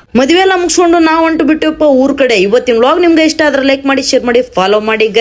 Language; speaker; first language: Kannada; non-native, local second language; Lambadi